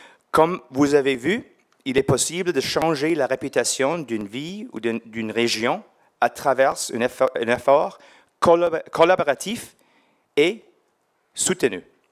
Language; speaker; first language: French; non-native, learner; English